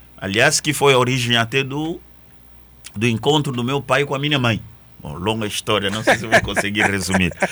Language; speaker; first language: Portuguese; non-native, fluent; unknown